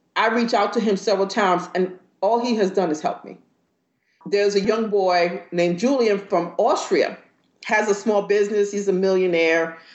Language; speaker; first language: English; native; English